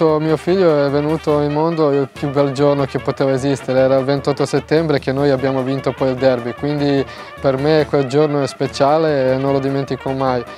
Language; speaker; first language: Italian; non-native, fluent; Serbian